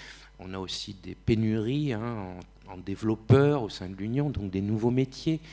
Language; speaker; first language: French; native; French